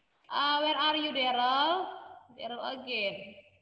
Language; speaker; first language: English; non-native, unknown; Indonesian